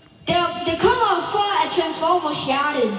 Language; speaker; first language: Danish; non-native, learner; Malay